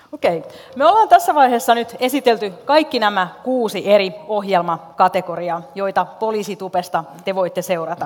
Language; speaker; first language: Finnish; native; Finnish